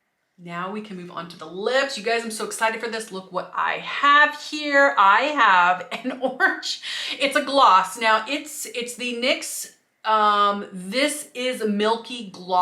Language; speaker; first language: English; native; English